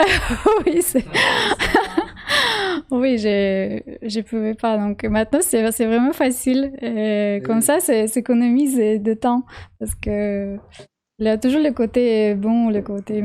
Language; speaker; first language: French; non-native, learner; Russian